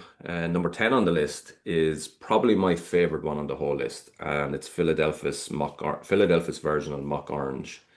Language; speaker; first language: English; native; English